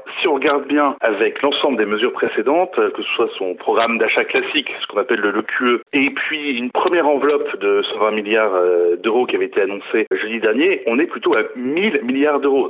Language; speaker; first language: French; native; French